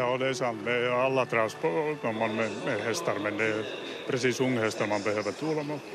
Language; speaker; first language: Swedish; non-native, fluent; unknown